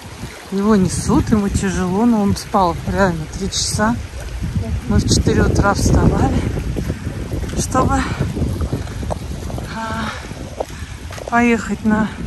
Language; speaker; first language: Russian; native; Russian